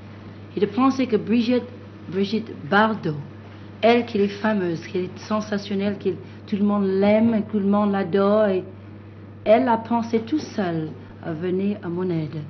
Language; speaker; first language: French; non-native, fluent; English